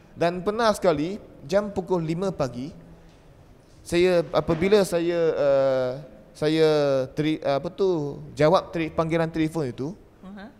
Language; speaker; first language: Malay; native; Malay